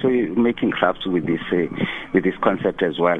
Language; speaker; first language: English; non-native, local second language; Xhosa